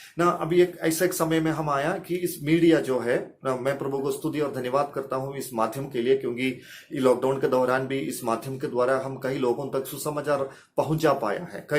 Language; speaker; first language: Hindi; non-native, local second language; Malayalam